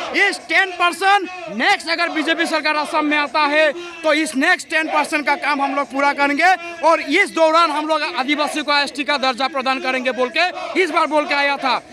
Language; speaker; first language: Hindi; non-native, local second language; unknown